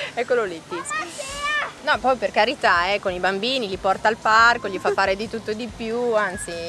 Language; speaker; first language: Italian; native; Italian